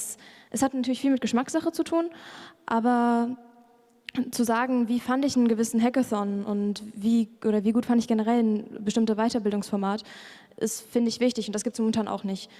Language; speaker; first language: German; native; German